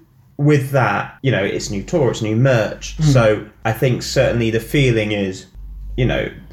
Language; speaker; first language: English; native; English